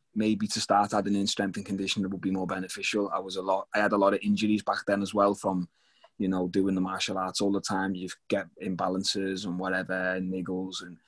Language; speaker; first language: English; native; English